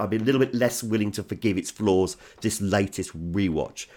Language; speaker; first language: English; native; English